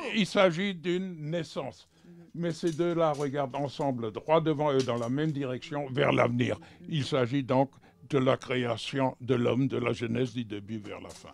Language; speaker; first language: French; native; French